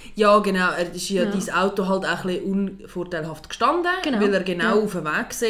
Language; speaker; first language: German; native; German